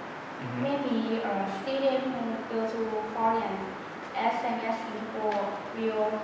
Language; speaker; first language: English; non-native, learner; Thai